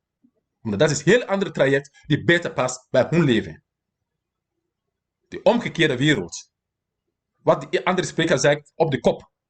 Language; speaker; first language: Dutch; non-native, fluent; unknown